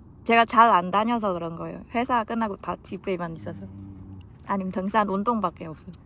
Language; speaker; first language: Korean; non-native, learner; Khmer